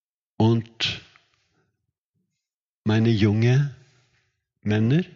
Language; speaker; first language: German; non-native, fluent; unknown